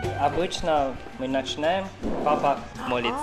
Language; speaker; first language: Russian; non-native, fluent; Chinese